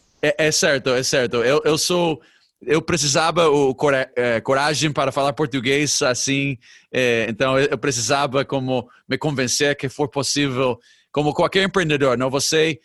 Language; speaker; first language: Portuguese; non-native, fluent; English